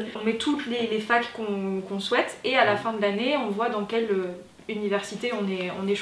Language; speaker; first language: French; native; French